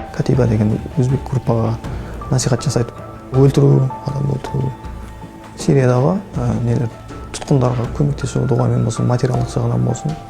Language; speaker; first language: Kazakh; non-native, local second language; Tajik